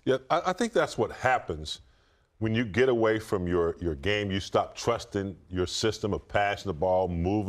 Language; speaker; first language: English; native; English